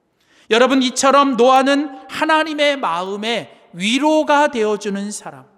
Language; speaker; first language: Korean; native; Korean